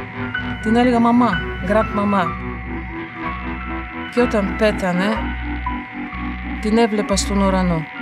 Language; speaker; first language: Greek; non-native, fluent; Bulgarian